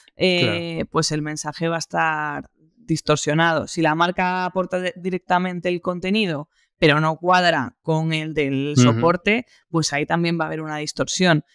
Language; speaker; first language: Spanish; native; Spanish